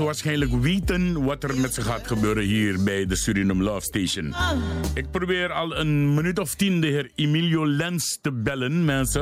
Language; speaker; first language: Dutch; native; Dutch